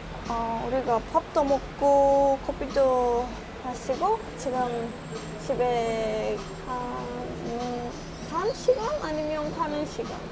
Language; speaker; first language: Korean; non-native, learner; Turkish